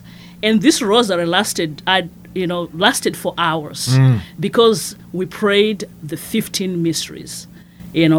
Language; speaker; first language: English; non-native, local second language; Shona